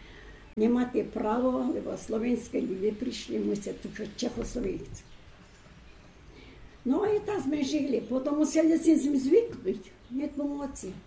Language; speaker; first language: Slovak; non-native, learner; Ukrainian